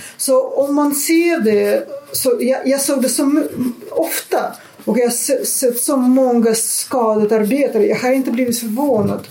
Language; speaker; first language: Swedish; non-native, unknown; Russian